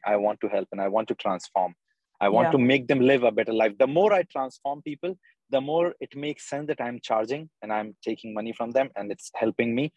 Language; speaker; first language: English; non-native, local second language; Urdu